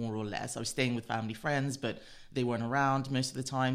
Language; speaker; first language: English; non-native, local second language; Yoruba